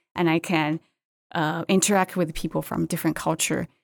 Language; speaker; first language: English; non-native, fluent; Chinese